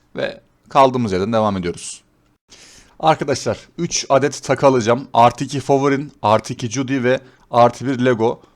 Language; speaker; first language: Turkish; native; Turkish